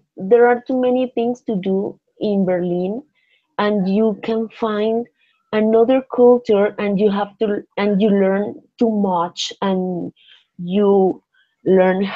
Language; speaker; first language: English; non-native, learner; Spanish